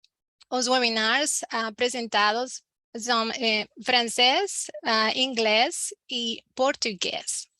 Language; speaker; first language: Portuguese; non-native, learner; Spanish